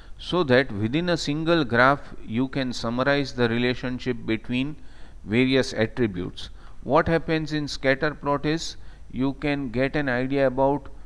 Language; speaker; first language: English; non-native, local second language; Gujarati